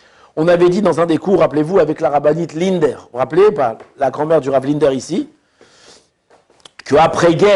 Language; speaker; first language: French; native; French